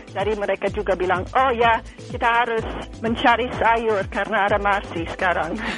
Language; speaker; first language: Indonesian; non-native, fluent; English